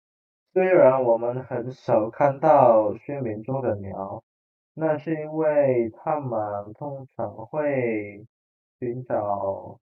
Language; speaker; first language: Chinese; non-native, fluent; Indonesian